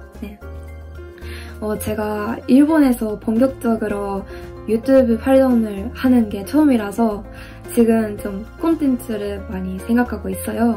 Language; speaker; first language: Korean; non-native, fluent; Japanese